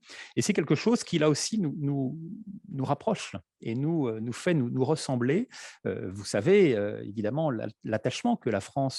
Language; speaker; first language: French; native; French